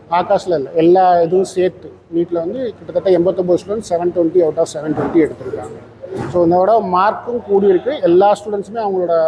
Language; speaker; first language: Tamil; native; Tamil